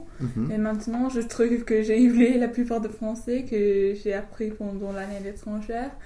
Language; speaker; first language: French; non-native, fluent; English